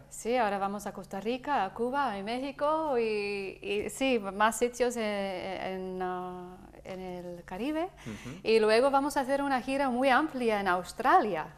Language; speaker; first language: Spanish; non-native, fluent; English